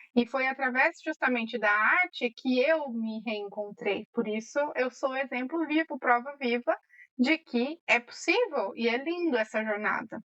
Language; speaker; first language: Portuguese; native; Portuguese